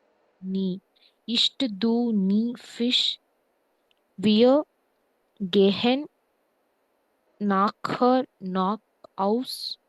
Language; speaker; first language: German; non-native, learner; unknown